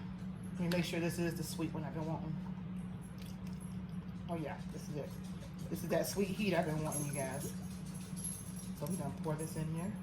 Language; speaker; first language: English; native; English